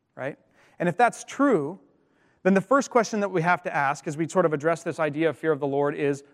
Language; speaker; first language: English; native; English